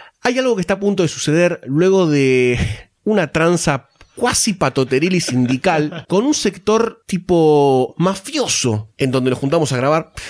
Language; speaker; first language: Spanish; native; Spanish